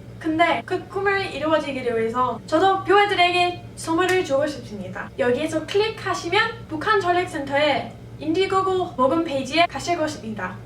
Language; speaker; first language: Korean; non-native, fluent; English